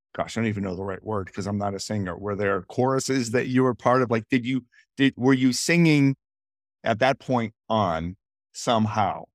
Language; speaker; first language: English; native; English